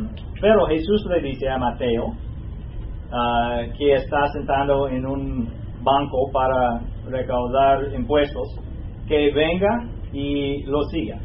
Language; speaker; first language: Spanish; non-native, fluent; English